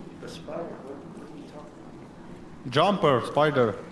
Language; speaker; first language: English; non-native, learner; Ukrainian